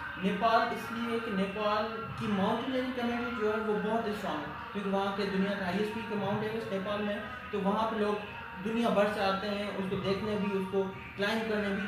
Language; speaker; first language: Urdu; non-native, local second language; Sindhi